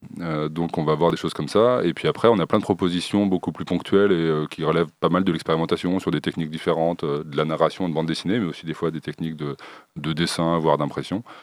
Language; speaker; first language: French; native; French